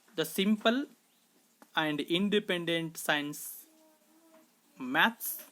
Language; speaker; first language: English; non-native, local second language; Kannada